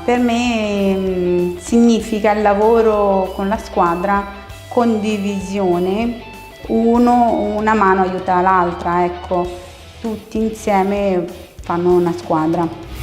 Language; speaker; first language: Italian; non-native, fluent; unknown